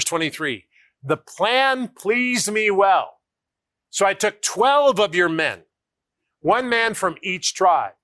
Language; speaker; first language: English; native; English